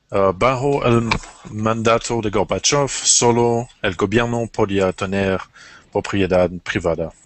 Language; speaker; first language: Spanish; non-native, learner; English